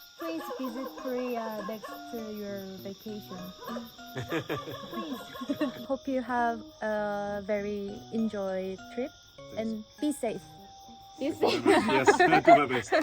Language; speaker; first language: English; non-native, learner; Korean